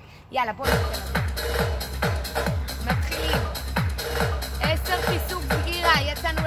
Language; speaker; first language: Hebrew; native; Hebrew